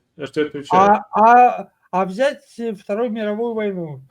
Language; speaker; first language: Russian; native; Russian